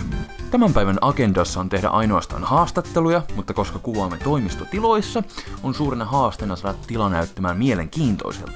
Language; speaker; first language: Finnish; native; Finnish